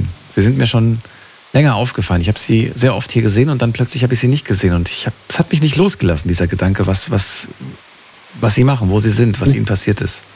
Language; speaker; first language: German; native; German